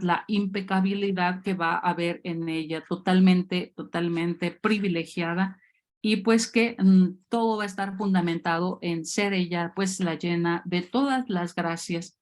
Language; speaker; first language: Spanish; native; Spanish